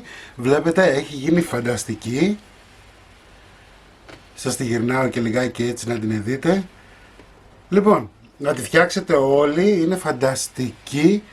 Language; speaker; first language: Greek; native; Greek